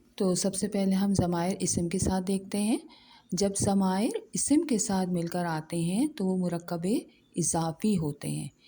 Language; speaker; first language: Urdu; native; Urdu